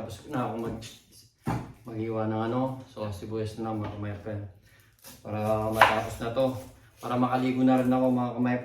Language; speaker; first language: Filipino; native; Filipino